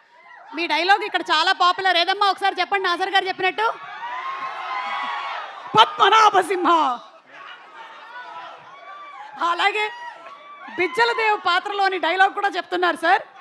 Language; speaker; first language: Telugu; native; Telugu